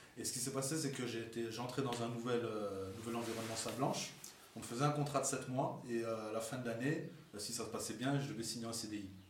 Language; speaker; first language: French; native; French